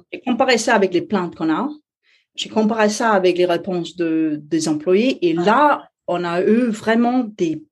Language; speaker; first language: French; non-native, fluent; Danish